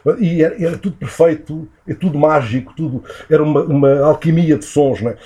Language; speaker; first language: Portuguese; native; Portuguese